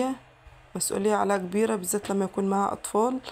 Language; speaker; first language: Arabic; native; Arabic